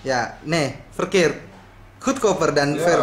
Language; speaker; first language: Dutch; non-native, learner; Indonesian